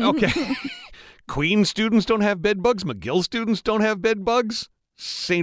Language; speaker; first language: English; native; English